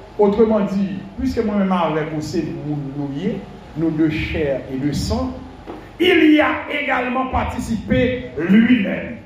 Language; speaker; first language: French; non-native, local second language; Haitian Creole